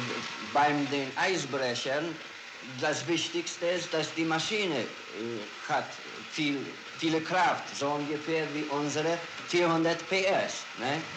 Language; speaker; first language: German; non-native, learner; Polish